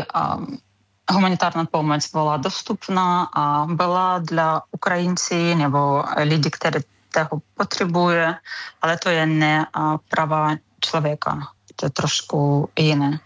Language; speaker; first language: Czech; non-native, learner; Ukrainian